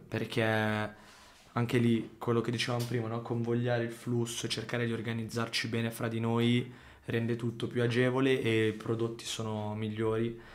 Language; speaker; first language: Italian; native; Italian